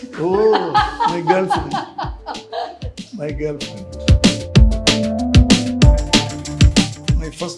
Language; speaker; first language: Telugu; non-native, learner; Tamil